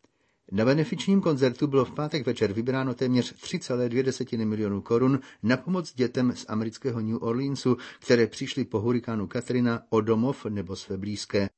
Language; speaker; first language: Czech; native; Czech